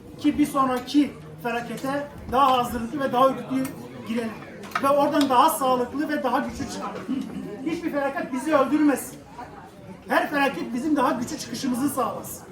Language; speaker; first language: Turkish; non-native, local second language; Kurdish